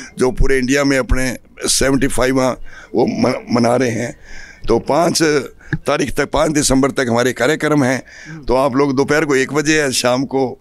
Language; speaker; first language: Hindi; native; Hindi